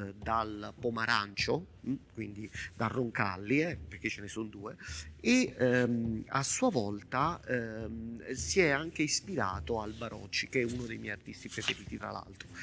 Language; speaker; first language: Italian; native; Italian